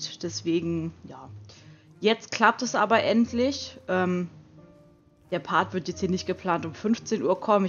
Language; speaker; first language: German; native; German